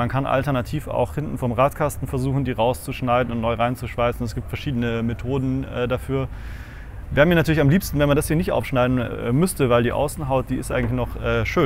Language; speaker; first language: German; native; German